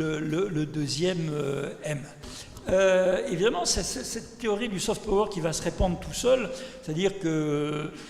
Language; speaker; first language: French; native; French